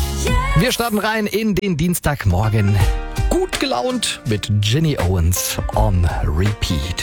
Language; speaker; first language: German; native; German